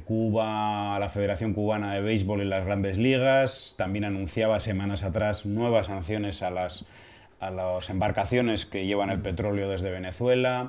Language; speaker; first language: Spanish; native; Spanish